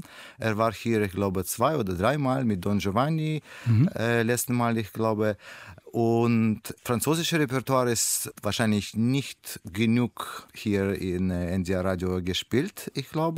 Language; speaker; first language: German; non-native, learner; Russian